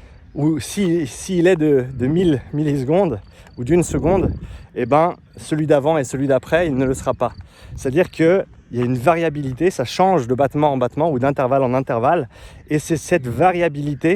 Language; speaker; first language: French; native; French